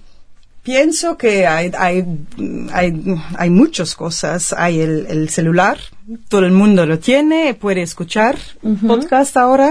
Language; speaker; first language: Spanish; non-native, fluent; Dutch